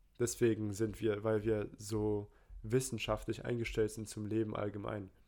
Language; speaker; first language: German; early bilingual, other home language; Turkish